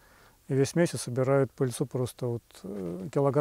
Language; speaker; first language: Russian; native; Russian